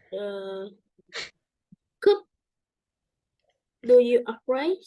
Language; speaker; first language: English; non-native, learner; Vietnamese